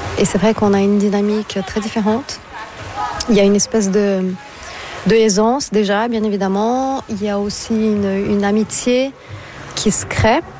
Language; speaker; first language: French; non-native, fluent; Portuguese